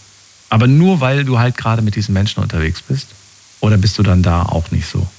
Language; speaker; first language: German; native; German